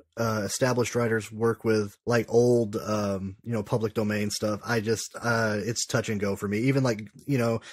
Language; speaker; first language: English; native; English